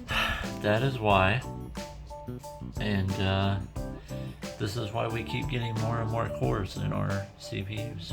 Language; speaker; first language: English; native; English